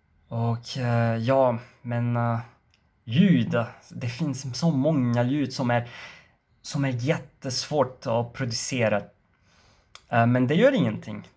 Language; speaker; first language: Swedish; non-native, learner; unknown